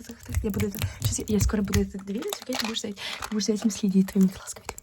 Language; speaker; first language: Russian; early bilingual, heritage; Russian